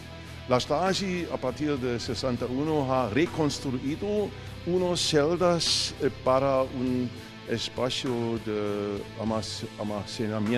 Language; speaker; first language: Spanish; non-native, fluent; German